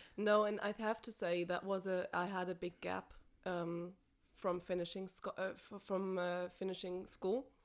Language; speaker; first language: English; non-native, fluent; German